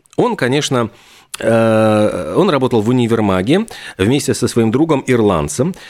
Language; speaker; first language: Russian; native; Russian